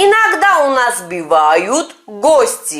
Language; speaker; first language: Russian; non-native, fluent; Turkish